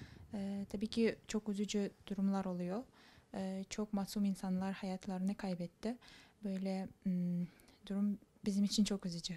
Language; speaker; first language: Turkish; non-native, fluent; Kazakh